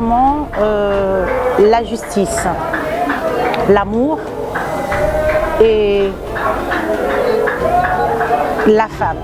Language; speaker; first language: French; non-native, local second language; Lingala